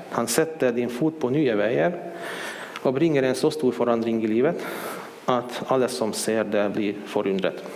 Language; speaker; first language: Swedish; non-native, fluent; Hungarian